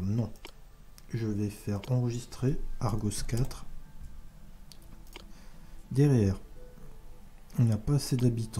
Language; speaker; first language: French; native; French